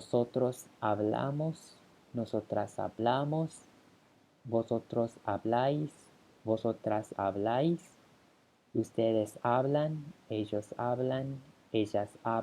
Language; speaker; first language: Spanish; non-native, fluent; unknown